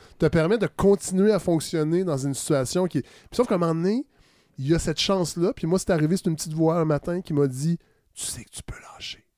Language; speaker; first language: French; native; French